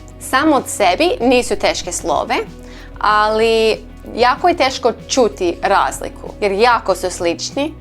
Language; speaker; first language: Croatian; non-native, learner; English